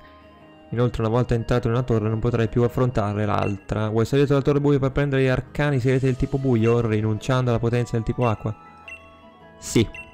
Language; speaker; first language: Italian; native; Italian